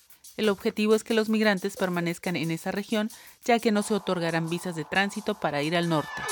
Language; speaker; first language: Spanish; native; Spanish